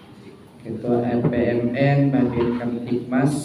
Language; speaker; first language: Indonesian; non-native, local second language; Minangkabau